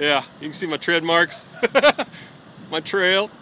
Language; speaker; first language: English; native; English